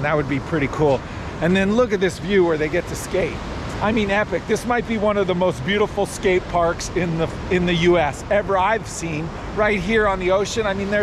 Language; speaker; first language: English; native; English